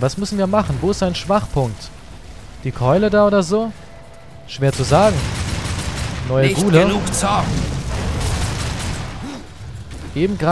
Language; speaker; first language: German; native; German